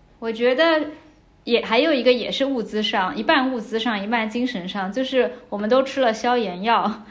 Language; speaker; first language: Chinese; native; Chinese